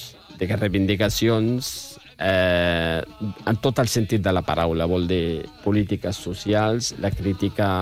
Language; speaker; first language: Catalan; non-native, fluent; Riffian